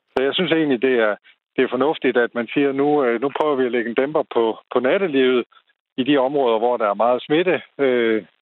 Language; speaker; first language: Danish; native; Danish